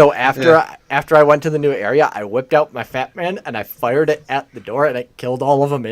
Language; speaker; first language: English; native; English